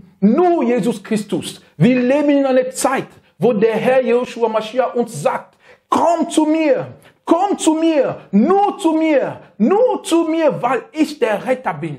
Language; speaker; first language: German; non-native, fluent; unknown